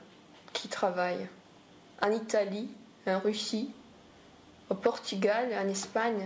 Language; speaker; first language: French; non-native, fluent; Romanian